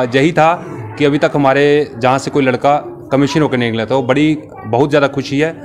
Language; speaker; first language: Hindi; native; Hindi